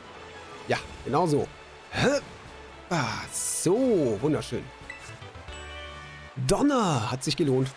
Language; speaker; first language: German; native; German